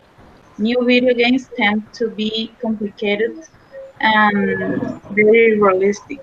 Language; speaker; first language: English; non-native, learner; Spanish